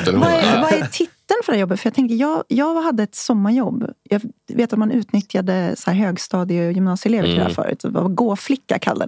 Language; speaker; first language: Swedish; native; Swedish